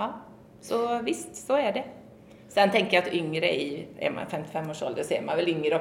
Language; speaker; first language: Swedish; native; Swedish